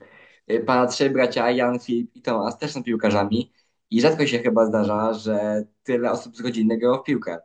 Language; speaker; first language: Polish; native; Polish